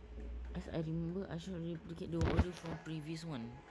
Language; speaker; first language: English; non-native, local second language; Malay